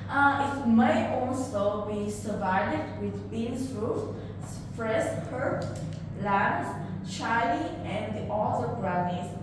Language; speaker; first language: English; non-native, learner; Vietnamese